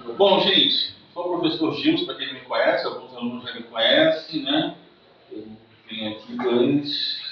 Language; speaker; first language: Portuguese; native; Portuguese